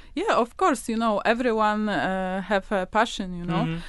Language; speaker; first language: English; non-native, learner; Polish